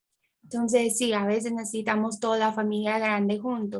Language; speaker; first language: Spanish; non-native, fluent; English